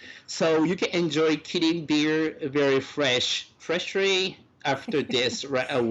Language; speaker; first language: English; non-native, fluent; Japanese